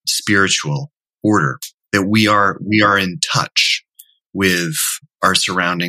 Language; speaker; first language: English; native; English